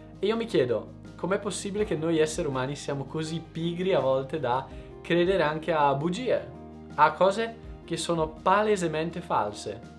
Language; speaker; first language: Italian; native; Italian